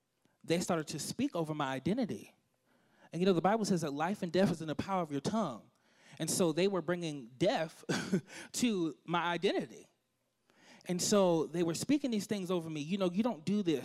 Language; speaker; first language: English; native; English